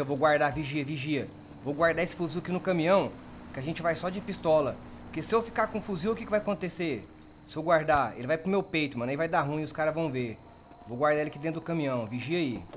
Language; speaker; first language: Portuguese; native; Portuguese